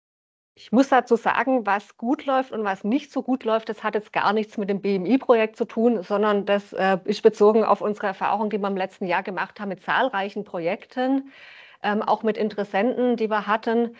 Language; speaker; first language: German; native; German